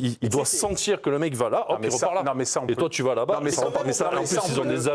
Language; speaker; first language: French; native; French